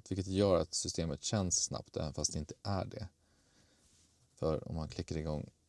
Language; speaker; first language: Swedish; native; Swedish